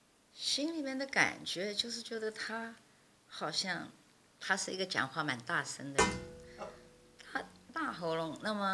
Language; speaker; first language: Chinese; non-native, local second language; Cantonese